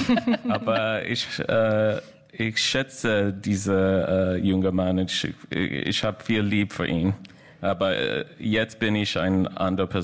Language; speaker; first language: German; non-native, learner; English